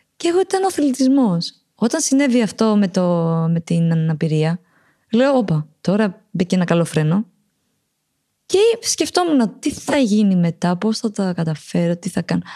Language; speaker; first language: Greek; early bilingual, other home language; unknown